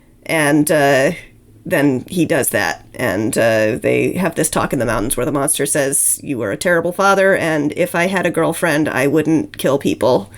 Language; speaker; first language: English; native; English